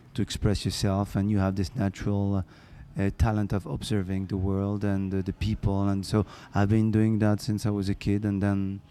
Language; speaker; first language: English; non-native, fluent; Arabic